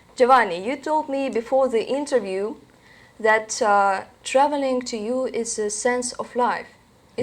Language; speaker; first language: English; non-native, learner; Russian